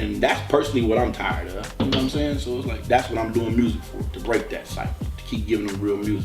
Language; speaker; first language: English; native; English